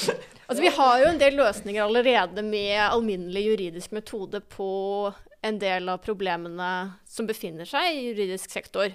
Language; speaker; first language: Norwegian; native; Norwegian